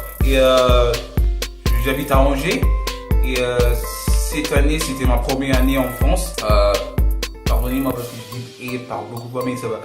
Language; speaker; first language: French; non-native, learner; English